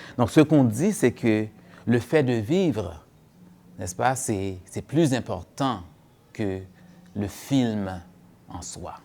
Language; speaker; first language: French; non-native, local second language; Haitian Creole